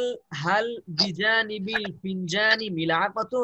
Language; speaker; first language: Arabic; non-native, fluent; Bangla